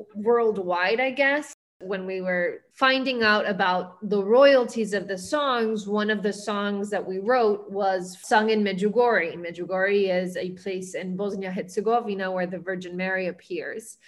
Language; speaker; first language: English; early bilingual, heritage; Spanish